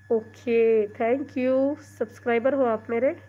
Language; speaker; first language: Hindi; non-native, local second language; Urdu